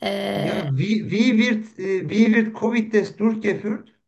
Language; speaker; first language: German; non-native, learner; Turkish